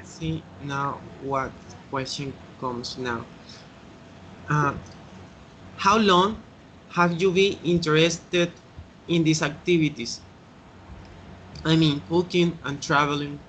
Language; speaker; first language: English; non-native, learner; Spanish